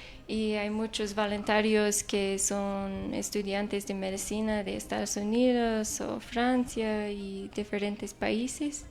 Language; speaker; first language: Spanish; non-native, fluent; English